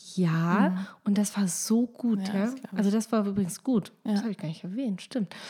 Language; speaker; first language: German; native; German